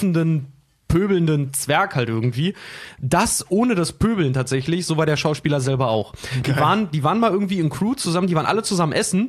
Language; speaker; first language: German; native; German